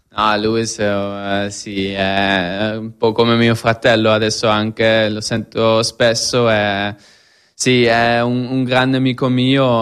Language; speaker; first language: Italian; non-native, fluent; Dutch